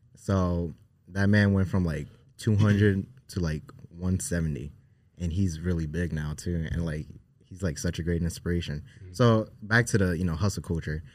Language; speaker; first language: English; native; English